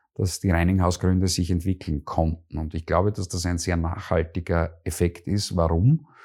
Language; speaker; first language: German; native; German